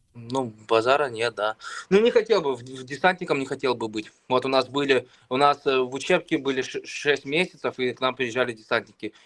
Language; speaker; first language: Russian; native; Russian